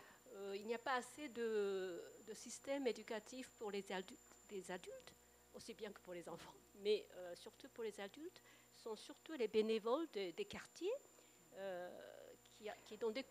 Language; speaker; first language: French; non-native, fluent; Japanese